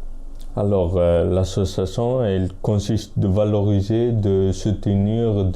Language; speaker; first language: French; non-native, fluent; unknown